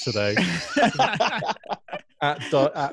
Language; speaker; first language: English; native; English